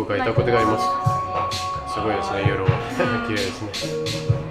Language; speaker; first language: Japanese; non-native, learner; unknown